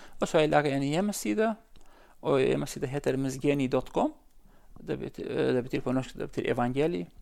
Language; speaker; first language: Norwegian; non-native, learner; Central Kurdish